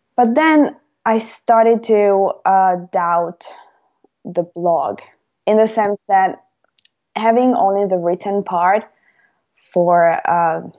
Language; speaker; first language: English; non-native, fluent; Italian